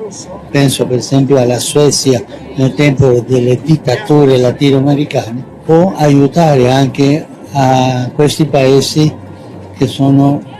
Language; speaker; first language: Italian; non-native, fluent; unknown